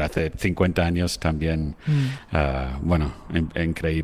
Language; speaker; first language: Spanish; non-native, fluent; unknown